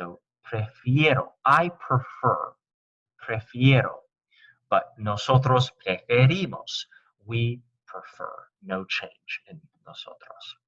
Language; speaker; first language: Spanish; non-native, fluent; English